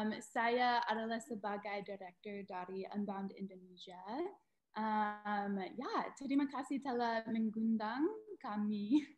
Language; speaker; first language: Indonesian; non-native, learner; English